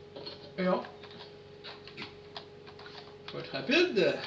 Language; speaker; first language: French; native; French